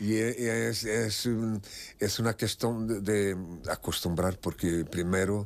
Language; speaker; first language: Spanish; non-native, fluent; Portuguese